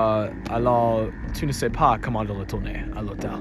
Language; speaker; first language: French; non-native, learner; English